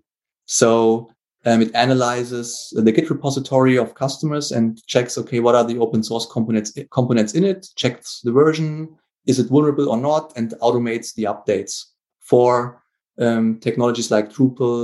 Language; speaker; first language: English; non-native, fluent; German